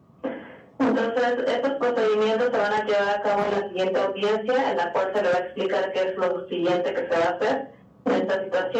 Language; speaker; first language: Spanish; native; Spanish